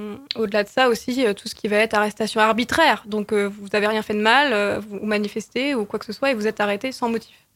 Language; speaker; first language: French; native; French